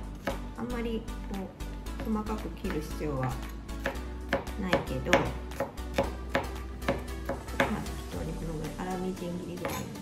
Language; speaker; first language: Japanese; native; Japanese